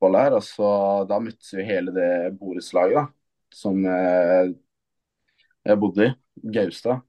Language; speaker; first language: Norwegian; native; Norwegian